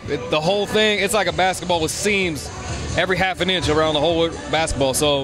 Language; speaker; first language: English; native; English